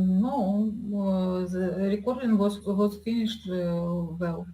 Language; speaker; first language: English; non-native, learner; Russian